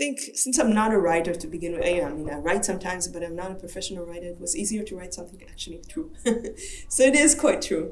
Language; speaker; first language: English; non-native, fluent; Hebrew